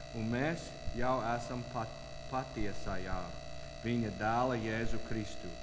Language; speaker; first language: Latvian; non-native, learner; English